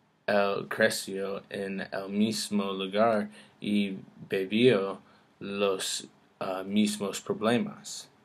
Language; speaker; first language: Spanish; non-native, learner; English